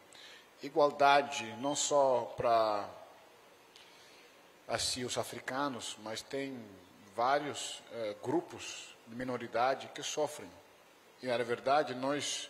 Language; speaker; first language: Portuguese; non-native, fluent; Dutch